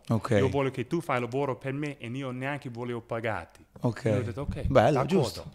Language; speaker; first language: Italian; non-native, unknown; English